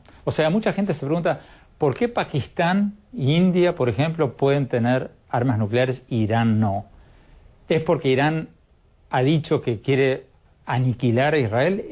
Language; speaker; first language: Spanish; native; Spanish